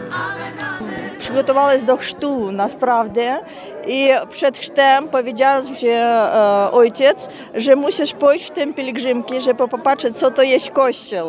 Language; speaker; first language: Polish; non-native, learner; Russian